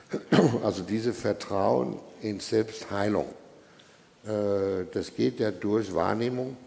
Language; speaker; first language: German; non-native, fluent; Danish